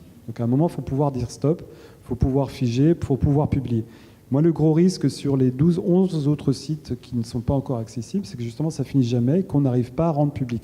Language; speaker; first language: French; native; French